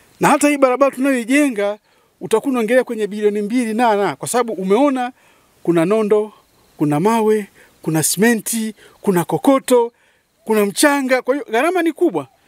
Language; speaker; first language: Swahili; native; Swahili